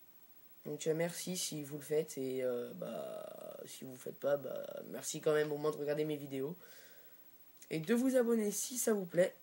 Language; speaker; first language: French; native; French